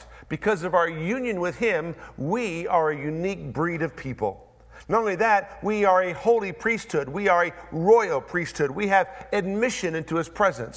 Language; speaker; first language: English; native; English